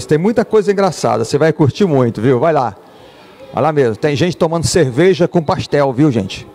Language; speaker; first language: Portuguese; native; Portuguese